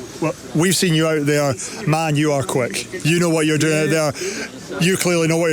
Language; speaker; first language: English; native; English